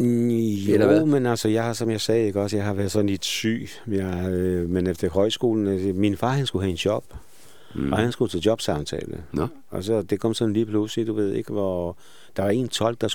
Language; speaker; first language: Danish; non-native, fluent; Polish